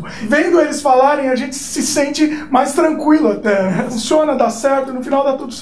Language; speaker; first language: Portuguese; native; Portuguese